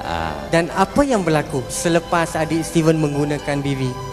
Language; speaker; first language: Malay; native; Malay